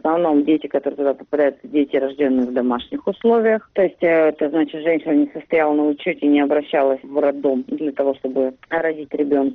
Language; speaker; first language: Russian; native; Russian